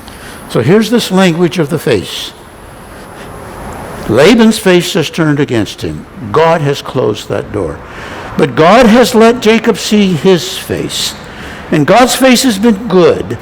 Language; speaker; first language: English; native; English